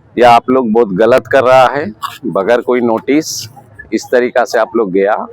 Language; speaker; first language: Hindi; non-native, local second language; Bangla